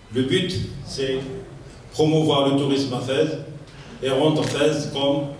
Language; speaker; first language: French; non-native, local second language; Arabic